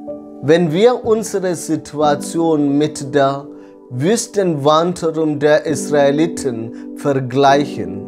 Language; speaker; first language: German; non-native, fluent; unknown